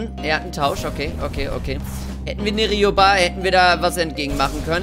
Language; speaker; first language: German; native; German